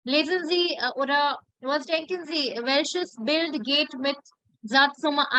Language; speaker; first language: German; non-native, fluent; Hindi